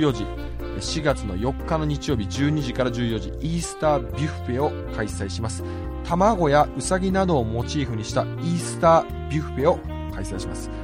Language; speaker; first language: Japanese; native; Japanese